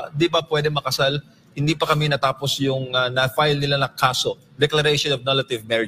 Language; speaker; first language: Filipino; native; Filipino